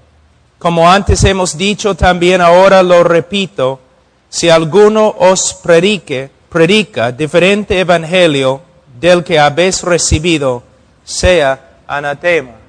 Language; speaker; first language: Spanish; non-native, fluent; English